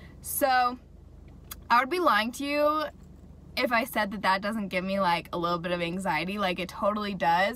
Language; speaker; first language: English; native; English